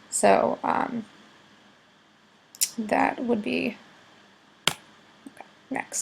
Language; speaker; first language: English; native; English